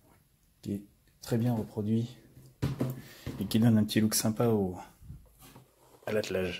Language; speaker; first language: French; native; French